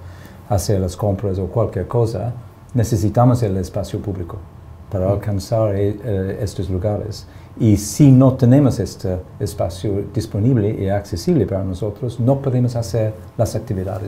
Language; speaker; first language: Spanish; non-native, fluent; English